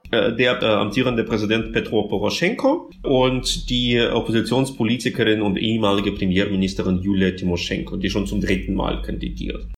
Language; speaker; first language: German; non-native, fluent; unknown